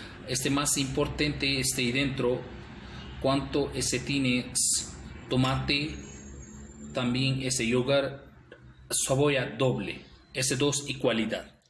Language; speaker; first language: Spanish; non-native, learner; Urdu